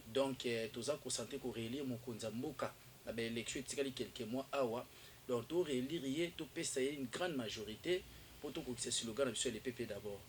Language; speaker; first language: Lingala; native; Lingala